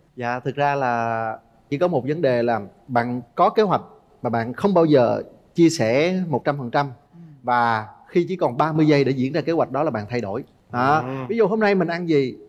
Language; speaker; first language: Vietnamese; native; Vietnamese